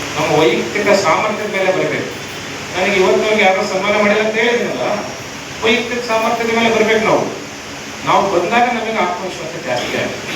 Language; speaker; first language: Kannada; native; Kannada